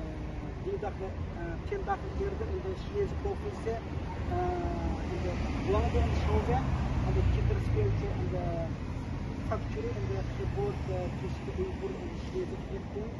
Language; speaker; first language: Dutch; non-native, learner; Uyghur